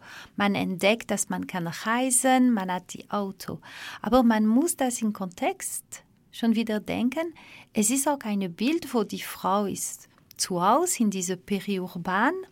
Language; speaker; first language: German; non-native, fluent; French